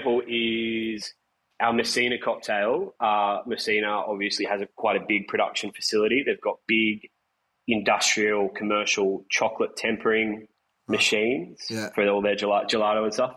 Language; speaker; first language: English; native; English